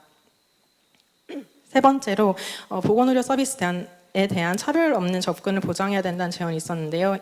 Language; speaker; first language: Korean; native; Korean